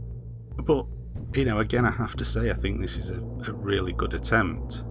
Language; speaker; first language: English; native; English